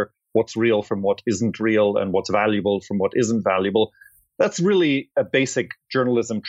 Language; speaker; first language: English; native; English